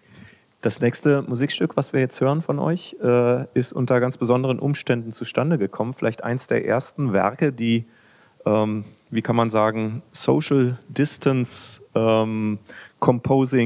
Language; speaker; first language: German; native; German